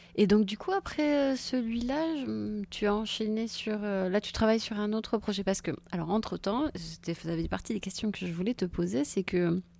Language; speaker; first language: French; native; French